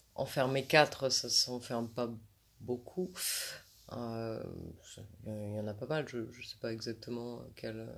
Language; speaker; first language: French; native; French